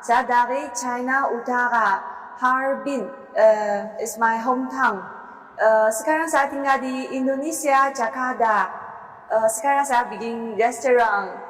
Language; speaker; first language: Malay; non-native, learner; Chinese